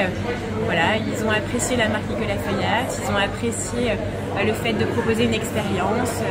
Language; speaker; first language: French; native; French